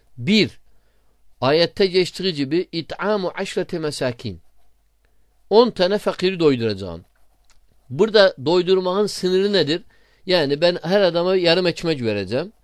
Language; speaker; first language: Turkish; non-native, fluent; Arabic